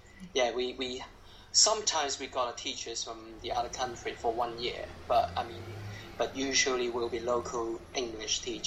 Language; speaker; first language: English; non-native, local second language; Cantonese